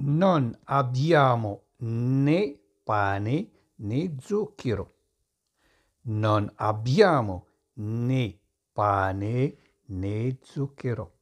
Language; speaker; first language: Italian; non-native, fluent; Arabic